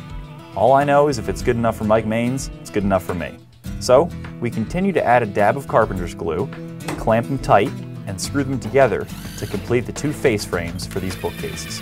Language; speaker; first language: English; native; English